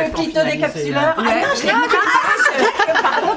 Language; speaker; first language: French; native; French